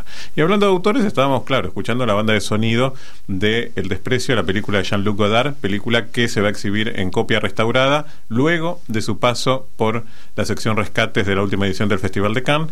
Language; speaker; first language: Spanish; native; Spanish